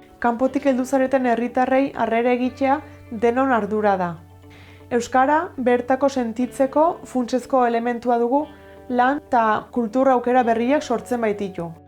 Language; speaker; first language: Basque; native; Basque